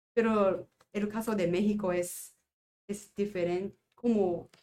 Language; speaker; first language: Spanish; non-native, learner; Japanese